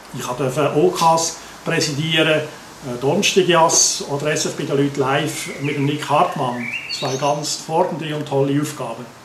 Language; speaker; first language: German; native; German